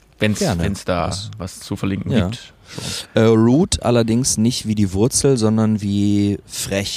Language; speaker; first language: German; native; German